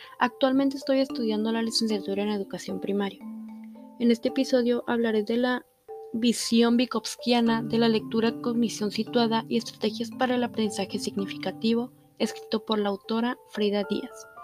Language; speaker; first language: Spanish; native; Spanish